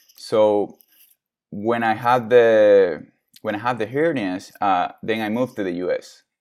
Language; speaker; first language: English; non-native, fluent; Spanish